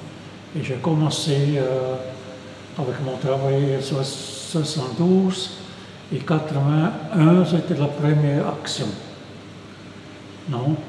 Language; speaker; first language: French; non-native, local second language; German